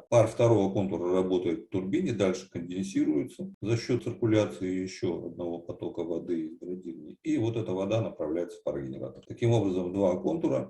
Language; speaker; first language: Russian; native; Russian